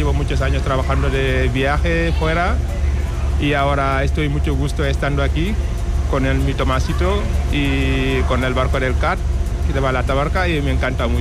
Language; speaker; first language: Spanish; non-native, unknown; Wolof